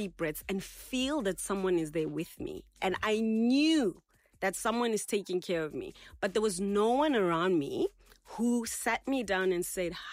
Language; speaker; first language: English; non-native, local second language; Tswana